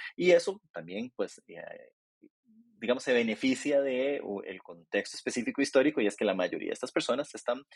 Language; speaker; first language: Spanish; native; Spanish